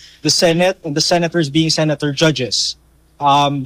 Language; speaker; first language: English; non-native, local second language; Filipino